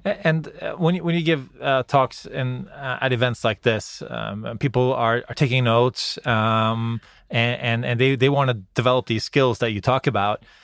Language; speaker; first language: English; non-native, fluent; Norwegian